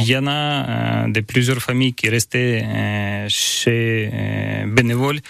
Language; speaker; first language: French; non-native, learner; Ukrainian